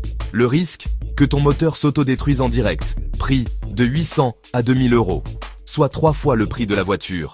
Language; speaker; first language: French; native; French